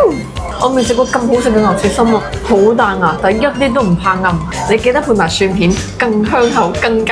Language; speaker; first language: Cantonese; native; Cantonese